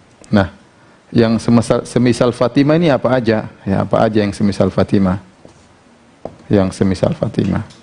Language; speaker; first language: Indonesian; native; Indonesian